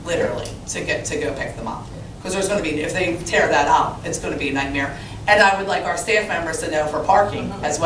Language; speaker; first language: English; native; English